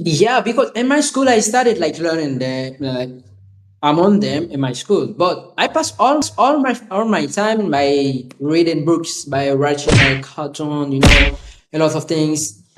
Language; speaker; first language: English; non-native, fluent; Haitian Creole